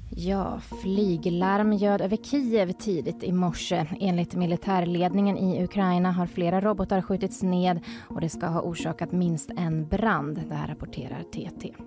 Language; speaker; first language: Swedish; native; Swedish